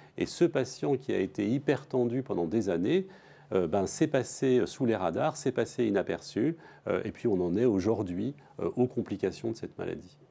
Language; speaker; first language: French; native; French